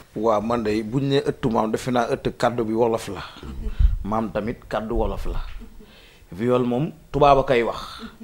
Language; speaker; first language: Wolof; native; Wolof